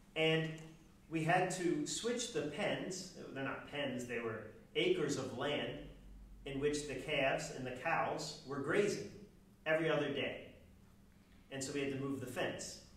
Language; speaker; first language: English; native; English